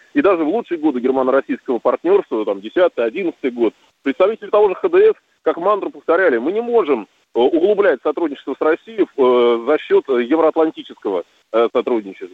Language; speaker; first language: Russian; native; Russian